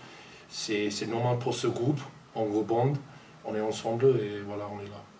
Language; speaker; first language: French; non-native, fluent; English